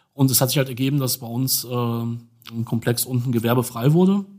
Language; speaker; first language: German; native; German